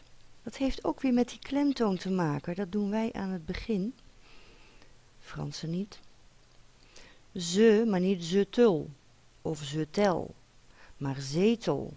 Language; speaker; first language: Dutch; native; Dutch